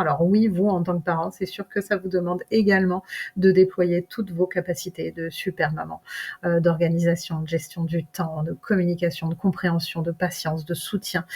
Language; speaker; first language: French; native; French